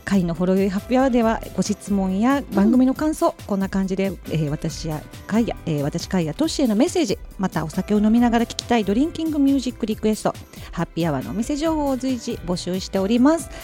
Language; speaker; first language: Japanese; native; Japanese